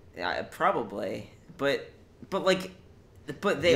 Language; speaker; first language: English; native; English